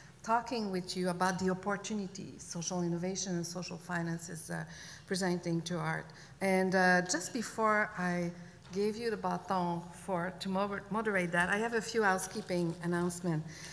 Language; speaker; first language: English; non-native, fluent; French